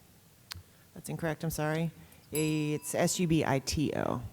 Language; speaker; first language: English; native; English